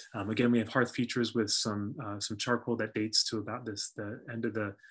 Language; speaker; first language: English; native; English